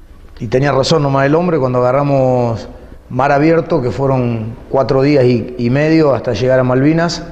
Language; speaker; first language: Spanish; native; Spanish